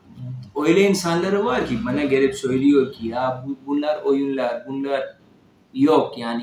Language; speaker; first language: Turkish; non-native, fluent; Urdu